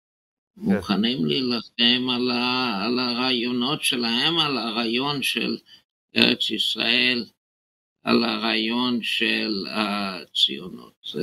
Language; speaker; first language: Hebrew; non-native, fluent; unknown